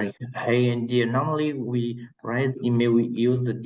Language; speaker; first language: English; non-native, learner; Vietnamese